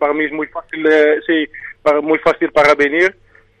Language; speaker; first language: Spanish; non-native, fluent; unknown